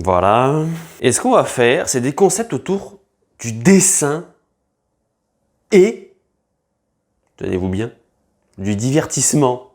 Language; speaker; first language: French; native; French